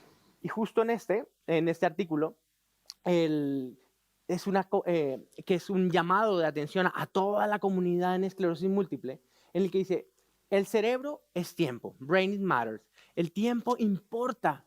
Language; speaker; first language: Spanish; native; Spanish